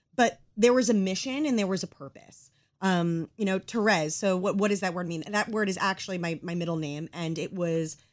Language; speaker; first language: English; native; English